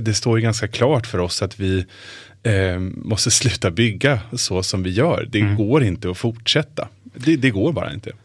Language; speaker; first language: Swedish; native; Swedish